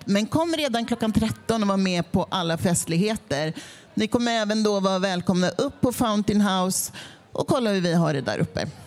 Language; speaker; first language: Swedish; native; Swedish